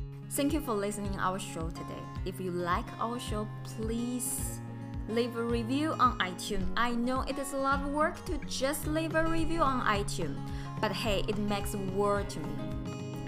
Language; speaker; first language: English; non-native, fluent; Chinese